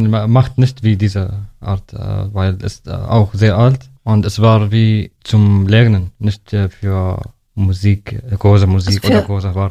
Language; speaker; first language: German; non-native, learner; Arabic